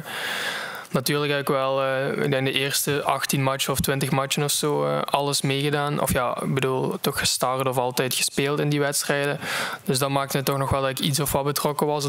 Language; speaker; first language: Dutch; native; Dutch